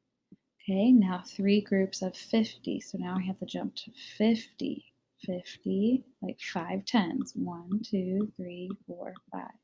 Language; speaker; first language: English; native; English